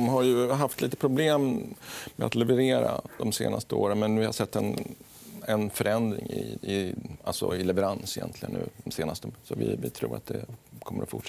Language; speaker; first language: Swedish; native; Swedish